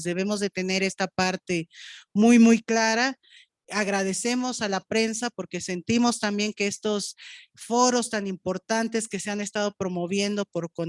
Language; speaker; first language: Spanish; native; Spanish